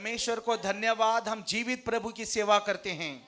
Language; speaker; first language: Hindi; native; Hindi